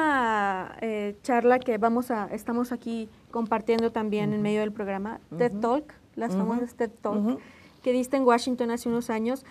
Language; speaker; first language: Spanish; native; Spanish